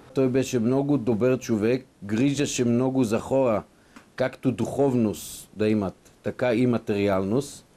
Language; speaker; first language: Bulgarian; non-native, fluent; Hebrew